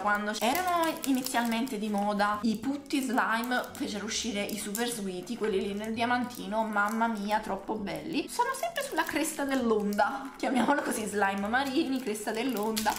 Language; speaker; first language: Italian; native; Italian